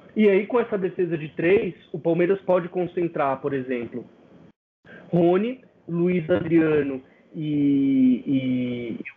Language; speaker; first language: Portuguese; native; Portuguese